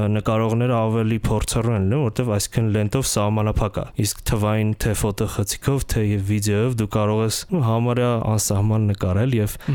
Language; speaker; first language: Armenian; native; Armenian